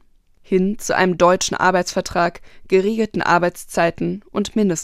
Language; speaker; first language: German; native; German